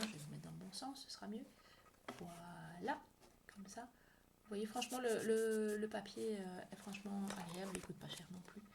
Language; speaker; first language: French; native; French